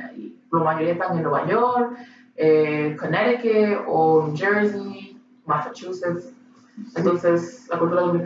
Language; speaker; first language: Spanish; early bilingual, heritage; Spanish